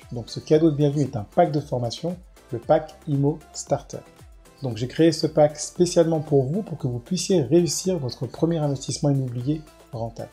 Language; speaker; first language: French; native; French